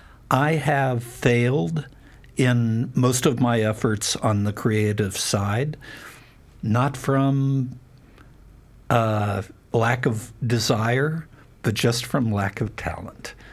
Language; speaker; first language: English; native; English